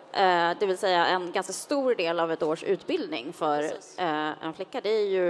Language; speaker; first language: Swedish; native; Swedish